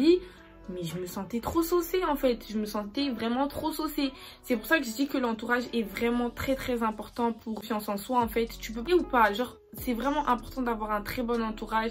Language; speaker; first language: French; native; French